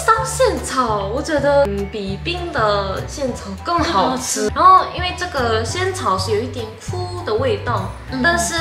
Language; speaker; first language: Chinese; non-native, fluent; Korean